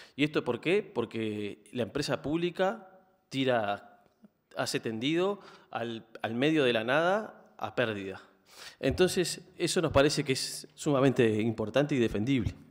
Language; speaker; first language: Spanish; native; Spanish